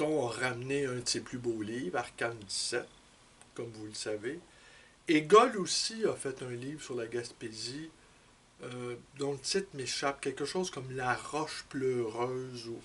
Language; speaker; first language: French; native; French